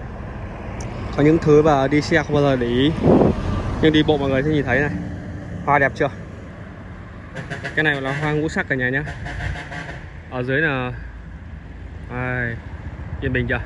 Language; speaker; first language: Vietnamese; native; Vietnamese